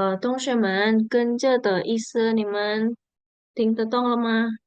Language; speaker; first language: Chinese; non-native, fluent; Indonesian